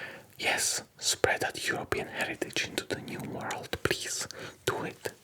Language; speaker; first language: English; non-native, fluent; Polish